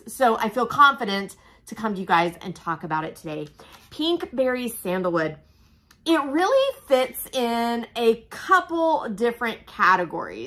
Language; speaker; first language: English; native; English